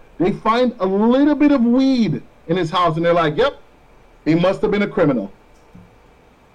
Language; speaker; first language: English; non-native, local second language; Jamaican Creole English